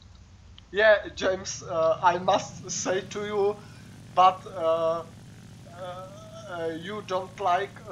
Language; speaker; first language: English; non-native, learner; Czech